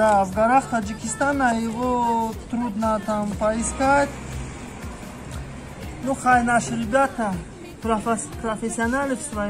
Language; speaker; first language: Russian; non-native, local second language; Tajik